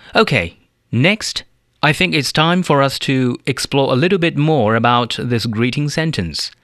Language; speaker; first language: English; non-native, fluent; Chinese